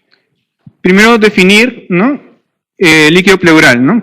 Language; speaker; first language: Spanish; native; Spanish